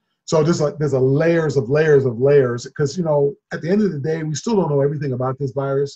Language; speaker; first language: English; native; English